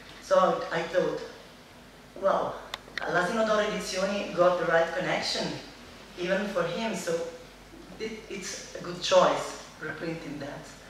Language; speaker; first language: English; non-native, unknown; Italian